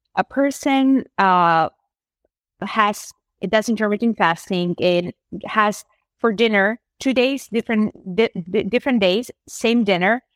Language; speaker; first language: English; non-native, fluent; Spanish